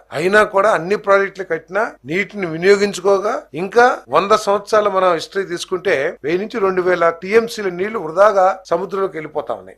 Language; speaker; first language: Telugu; native; Telugu